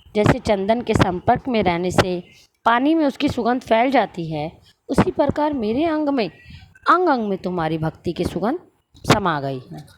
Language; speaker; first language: Hindi; native; Hindi